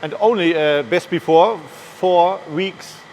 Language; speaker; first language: English; non-native, learner; German